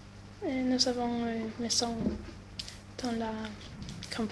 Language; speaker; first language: French; non-native, learner; Swedish